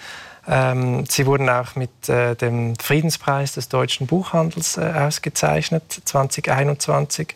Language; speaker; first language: German; native; German